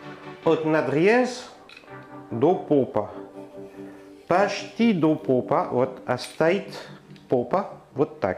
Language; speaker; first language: Russian; non-native, learner; French